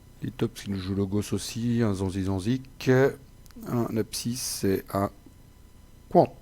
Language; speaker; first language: French; native; French